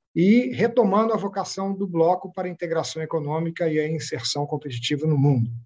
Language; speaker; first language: Portuguese; native; Portuguese